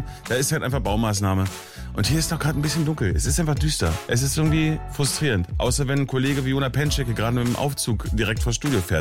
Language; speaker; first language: German; native; German